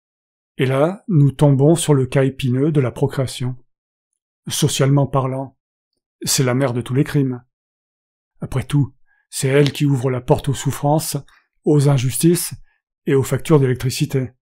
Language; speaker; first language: French; native; French